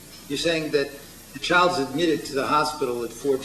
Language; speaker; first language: English; native; English